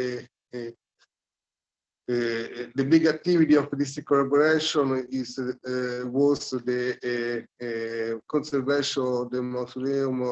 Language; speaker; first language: English; non-native, learner; Italian